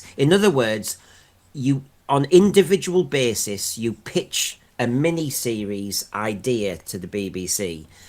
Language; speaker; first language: English; native; English